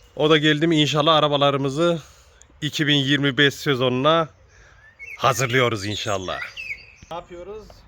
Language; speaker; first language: Turkish; early bilingual, heritage; Turkish